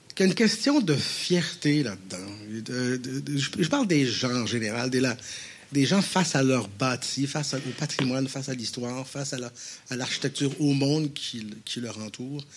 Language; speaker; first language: French; native; French